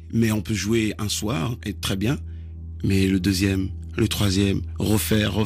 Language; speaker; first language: French; early bilingual, other home language; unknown